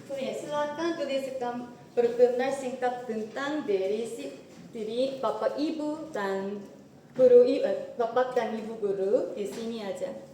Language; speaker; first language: Indonesian; non-native, learner; Korean